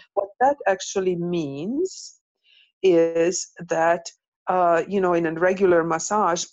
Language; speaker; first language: English; non-native, fluent; Hungarian